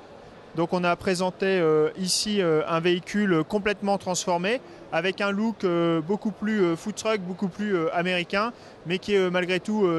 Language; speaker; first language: French; native; French